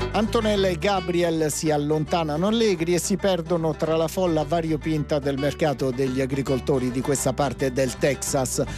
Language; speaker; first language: Italian; native; Italian